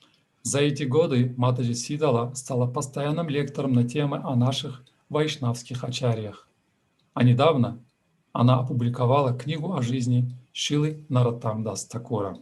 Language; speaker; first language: Russian; native; Russian